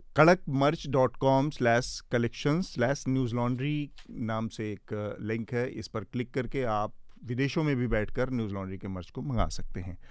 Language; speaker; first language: Hindi; native; Hindi